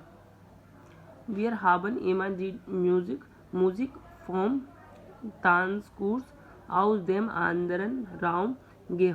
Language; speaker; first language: German; non-native, learner; Hindi